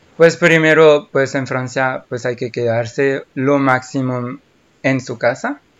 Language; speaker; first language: Spanish; non-native, fluent; French